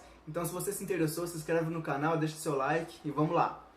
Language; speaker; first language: Portuguese; native; Portuguese